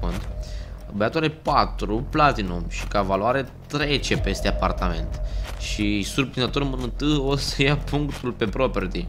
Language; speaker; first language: Romanian; native; Romanian